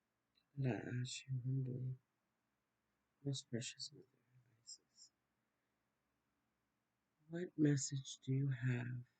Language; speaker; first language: English; native; English